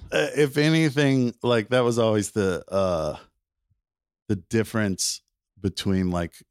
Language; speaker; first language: English; native; English